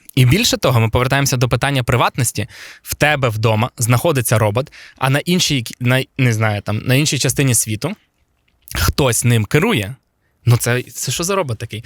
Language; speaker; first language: Ukrainian; non-native, local second language; Russian